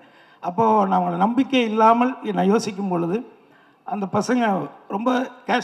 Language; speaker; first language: Tamil; native; Tamil